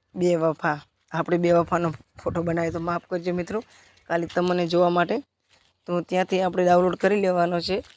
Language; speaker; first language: Gujarati; native; Gujarati